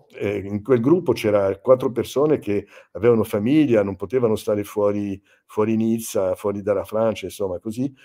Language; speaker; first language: Italian; non-native, fluent; French